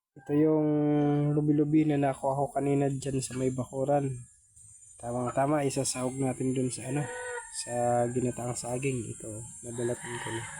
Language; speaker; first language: Filipino; non-native, local second language; Bikol